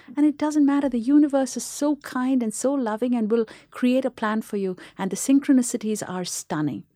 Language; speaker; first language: English; non-native, local second language; Tamil